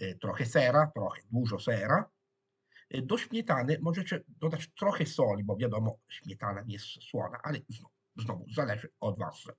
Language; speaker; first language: Polish; non-native, fluent; Italian